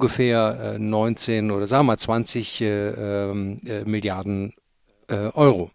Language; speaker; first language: German; native; German